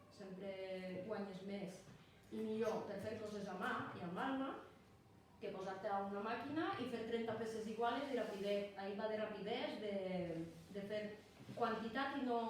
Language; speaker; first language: Catalan; non-native, fluent; Polish